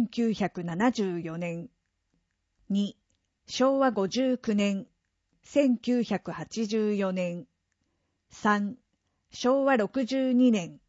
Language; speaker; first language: Japanese; native; Japanese